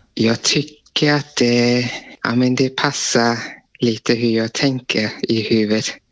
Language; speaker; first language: Swedish; non-native, fluent; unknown